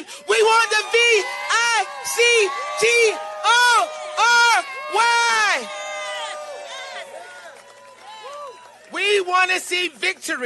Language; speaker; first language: English; native; English